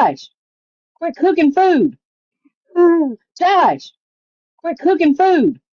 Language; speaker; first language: English; native; English